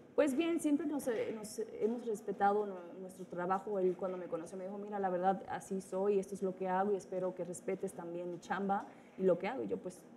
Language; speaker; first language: Spanish; early bilingual, heritage; Spanish